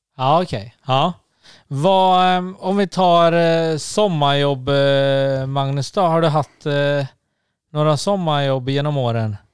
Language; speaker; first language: Swedish; native; Swedish